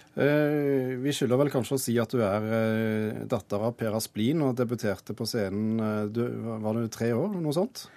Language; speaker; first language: Norwegian; native; Norwegian